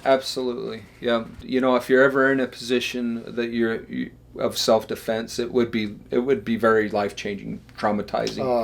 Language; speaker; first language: English; native; English